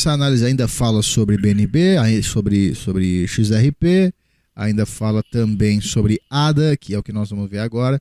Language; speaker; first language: Portuguese; native; Portuguese